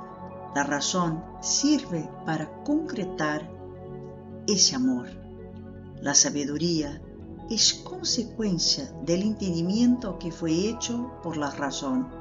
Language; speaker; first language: Spanish; non-native, fluent; Portuguese